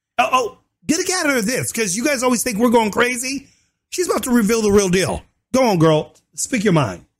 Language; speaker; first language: English; native; English